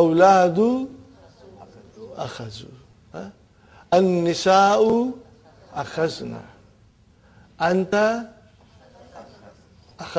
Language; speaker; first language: Arabic; non-native, fluent; Urdu